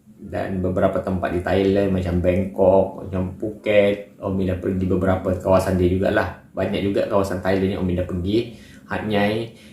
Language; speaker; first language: Malay; native; Malay